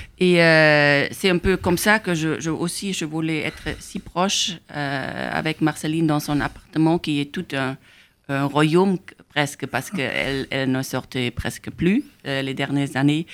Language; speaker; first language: French; non-native, fluent; German